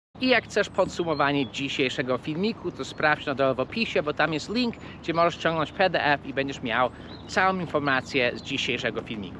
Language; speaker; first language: Polish; non-native, fluent; English